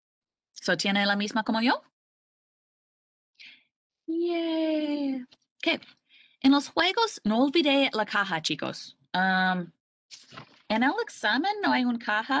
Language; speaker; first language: Spanish; non-native, learner; English